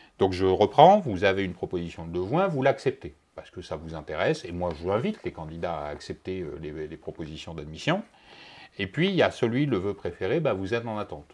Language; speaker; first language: French; native; French